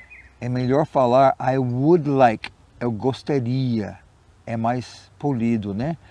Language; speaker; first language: Portuguese; non-native, fluent; English